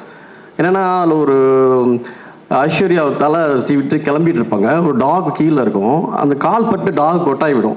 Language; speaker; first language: Tamil; native; Tamil